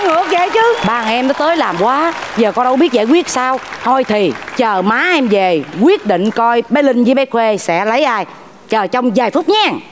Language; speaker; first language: Vietnamese; native; Vietnamese